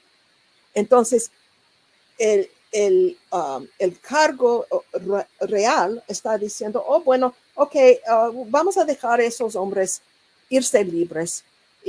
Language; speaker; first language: Spanish; non-native, learner; English